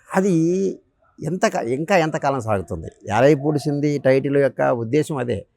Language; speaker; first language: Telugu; native; Telugu